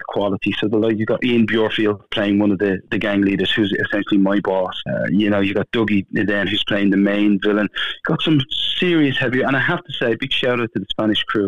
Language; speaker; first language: English; native; English